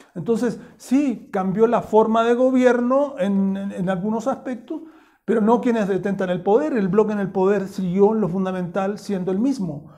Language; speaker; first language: Spanish; native; Spanish